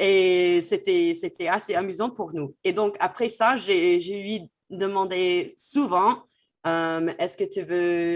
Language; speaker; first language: French; non-native, fluent; English